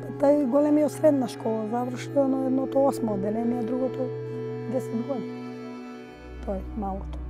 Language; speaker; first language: Macedonian; native; Macedonian